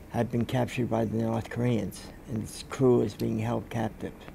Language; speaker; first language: English; native; English